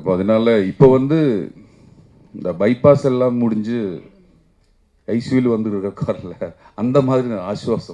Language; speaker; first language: Tamil; non-native, learner; Malayalam